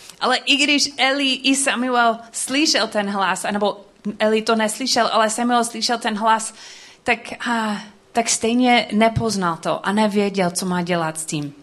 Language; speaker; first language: Czech; non-native, learner; English